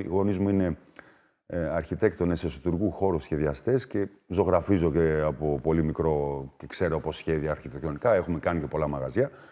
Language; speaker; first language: Greek; early bilingual, other home language; German